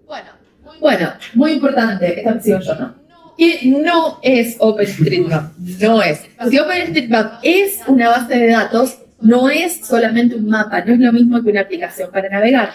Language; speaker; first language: Spanish; native; Spanish